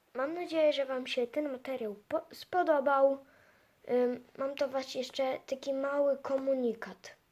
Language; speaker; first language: Polish; native; Polish